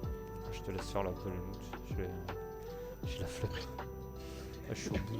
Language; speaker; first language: French; native; French